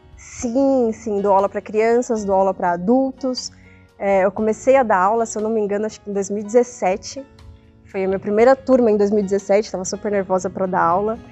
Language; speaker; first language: Portuguese; native; Portuguese